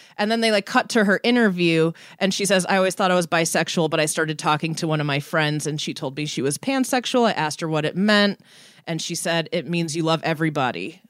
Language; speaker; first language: English; native; English